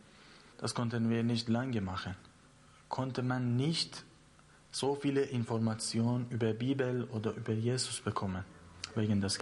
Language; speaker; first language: German; non-native, learner; Persian